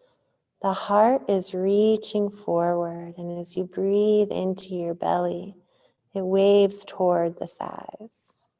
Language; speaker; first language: English; native; English